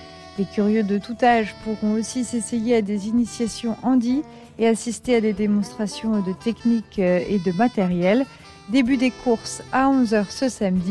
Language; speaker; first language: French; native; French